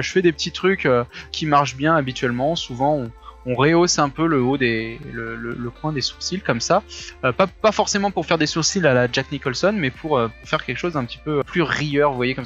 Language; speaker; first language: French; native; French